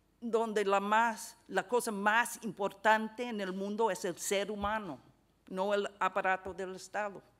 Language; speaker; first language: Spanish; non-native, fluent; English